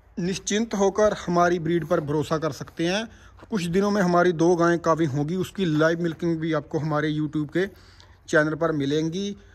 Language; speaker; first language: Hindi; non-native, local second language; Punjabi